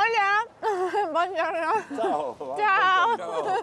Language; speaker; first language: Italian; non-native, learner; Spanish